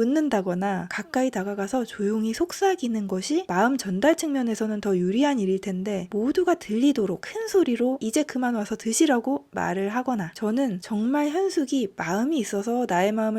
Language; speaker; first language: Korean; native; Korean